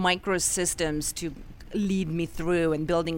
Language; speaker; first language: English; non-native, fluent; Russian